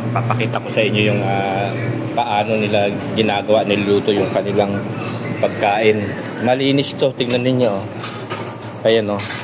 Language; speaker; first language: Filipino; non-native, local second language; Pampanga